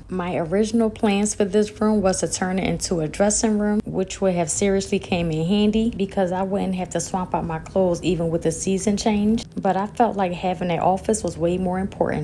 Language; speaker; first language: English; native; English